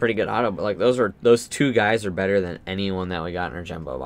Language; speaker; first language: English; native; English